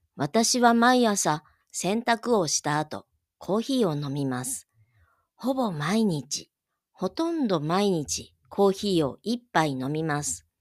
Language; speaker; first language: Japanese; native; Japanese